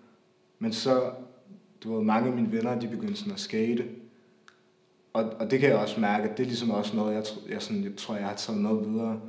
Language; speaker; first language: Danish; native; Danish